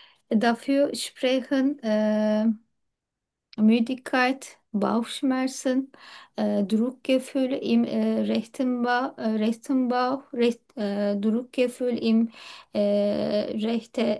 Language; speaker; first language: German; non-native, learner; Turkish